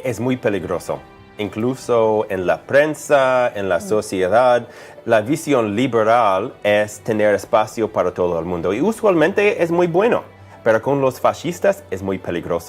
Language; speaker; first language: Spanish; non-native, fluent; English